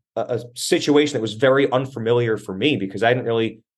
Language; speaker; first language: English; native; English